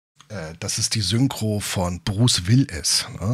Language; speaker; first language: German; native; German